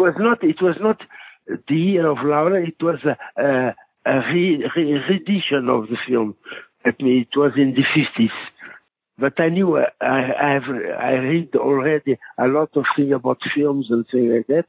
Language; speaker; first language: English; non-native, fluent; Portuguese